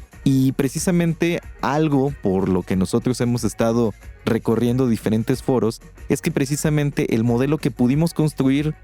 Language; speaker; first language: Spanish; native; Spanish